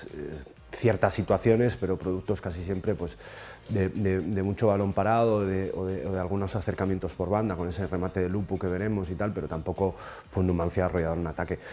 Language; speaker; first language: Spanish; native; Spanish